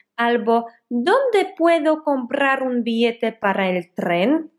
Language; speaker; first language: Spanish; non-native, fluent; Polish